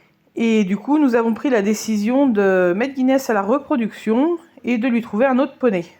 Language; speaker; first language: French; native; French